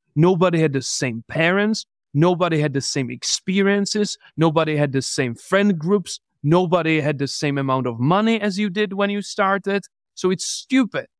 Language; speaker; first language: English; non-native, fluent; Czech